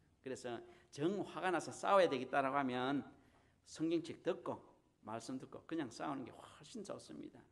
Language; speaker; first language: Korean; native; Korean